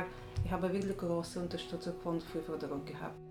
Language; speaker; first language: German; non-native, learner; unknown